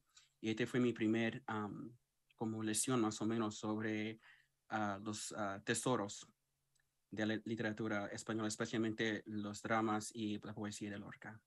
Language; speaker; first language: Spanish; early bilingual, heritage; English